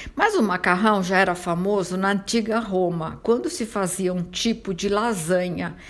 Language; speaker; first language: Portuguese; non-native, fluent; Italian